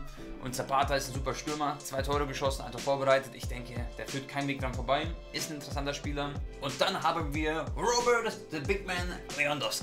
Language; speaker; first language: German; native; German